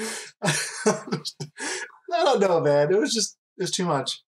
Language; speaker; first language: English; native; English